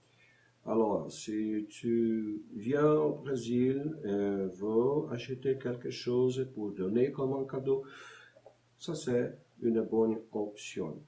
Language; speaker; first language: French; non-native, learner; Portuguese